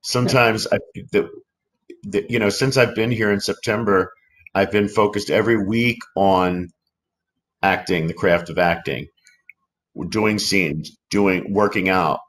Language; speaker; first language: English; native; English